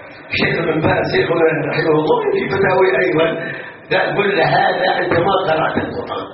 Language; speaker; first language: Arabic; native; Arabic